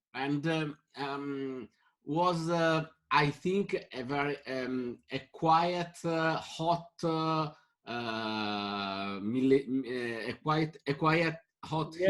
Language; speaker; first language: English; non-native, fluent; Italian